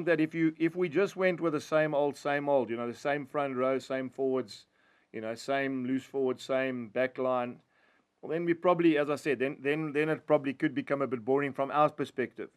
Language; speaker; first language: English; native; English